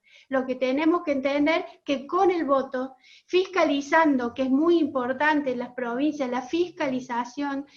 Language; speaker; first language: Spanish; native; Spanish